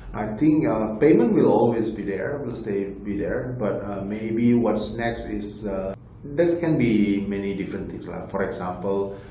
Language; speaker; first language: English; non-native, fluent; Indonesian